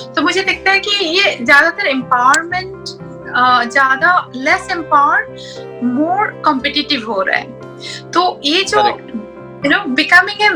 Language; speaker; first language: Hindi; non-native, local second language; Bangla